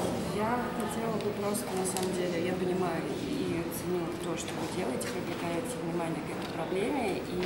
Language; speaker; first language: Russian; native; Russian